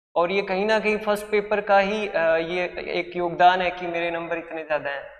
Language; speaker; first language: Hindi; native; Hindi